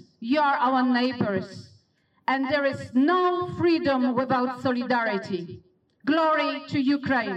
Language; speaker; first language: English; non-native, fluent; Polish